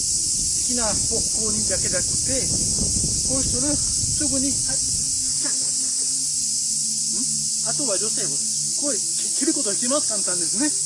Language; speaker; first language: Japanese; non-native, fluent; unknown